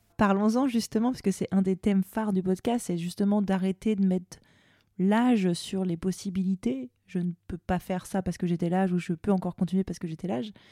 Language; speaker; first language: French; native; French